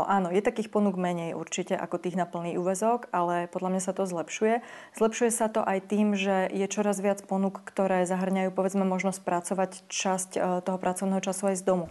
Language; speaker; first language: Slovak; native; Slovak